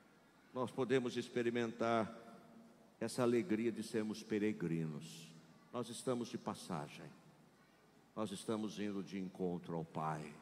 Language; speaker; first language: Portuguese; native; Portuguese